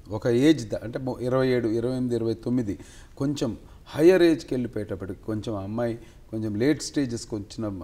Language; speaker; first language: Telugu; native; Telugu